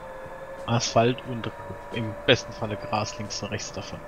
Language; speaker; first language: German; native; German